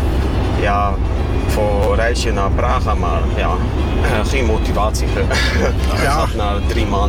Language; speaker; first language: Dutch; non-native, fluent; Kashubian